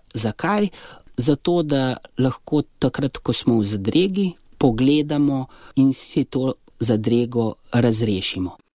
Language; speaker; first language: Slovenian; native; Slovenian